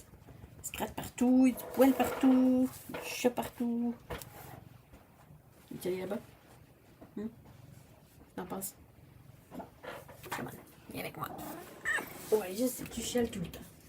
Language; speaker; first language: French; native; French